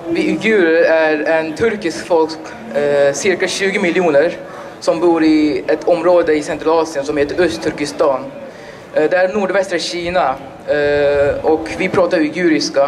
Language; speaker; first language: Swedish; non-native, learner; Uyghur